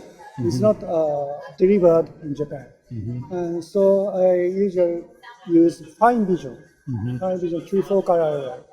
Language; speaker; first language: English; non-native, learner; Japanese